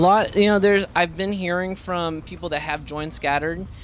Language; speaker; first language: English; native; English